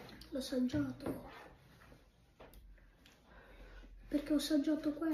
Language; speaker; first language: Italian; early bilingual, other home language; Filipino